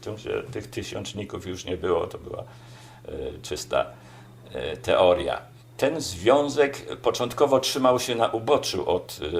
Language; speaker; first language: Polish; native; Polish